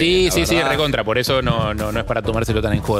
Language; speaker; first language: Spanish; native; Spanish